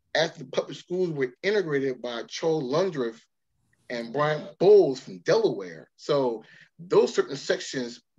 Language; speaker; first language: English; native; English